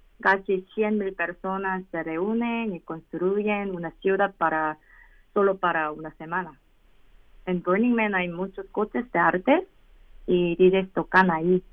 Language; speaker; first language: Spanish; non-native, learner; Korean